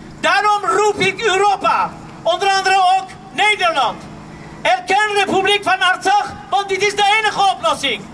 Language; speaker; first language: Dutch; non-native, fluent; Armenian